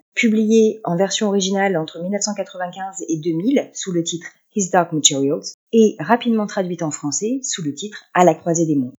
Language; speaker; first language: French; native; French